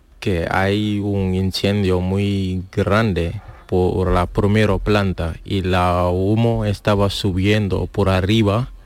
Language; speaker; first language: Spanish; non-native, learner; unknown